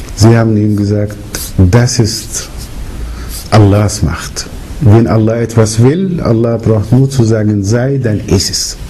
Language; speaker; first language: German; early bilingual, other home language; Arabic